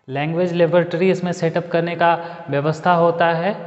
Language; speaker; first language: Hindi; native; Hindi